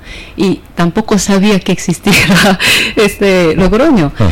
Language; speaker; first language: Spanish; non-native, fluent; Korean